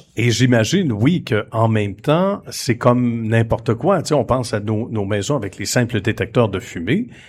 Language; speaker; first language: French; native; French